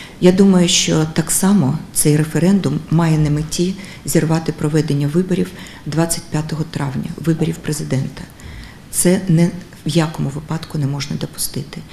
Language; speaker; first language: Ukrainian; non-native, local second language; Russian